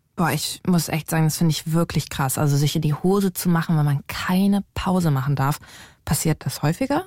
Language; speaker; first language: German; native; German